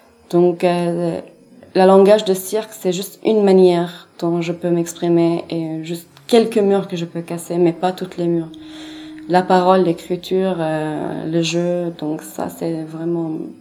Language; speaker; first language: French; non-native, fluent; Arabic